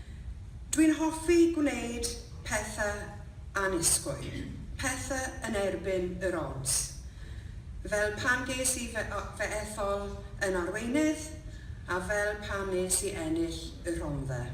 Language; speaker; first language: Welsh; non-native, local second language; English